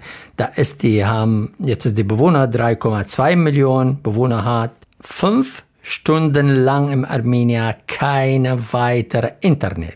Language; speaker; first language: German; non-native, learner; Arabic